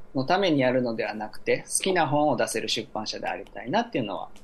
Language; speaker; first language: Japanese; native; Japanese